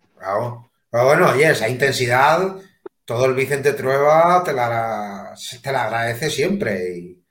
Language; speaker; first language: Spanish; native; Spanish